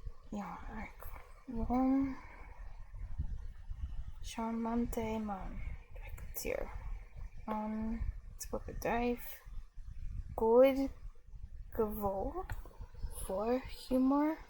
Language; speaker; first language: Dutch; non-native, learner; English